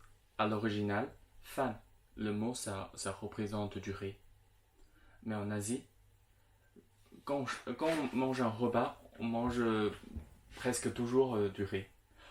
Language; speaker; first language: French; non-native, fluent; Chinese